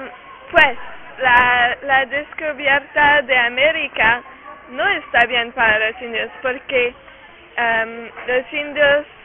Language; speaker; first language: Spanish; non-native, learner; French